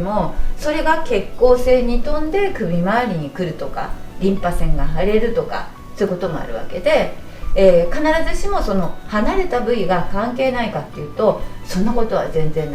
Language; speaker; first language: Japanese; native; Japanese